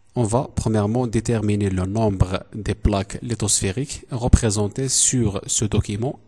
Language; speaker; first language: French; non-native, local second language; Arabic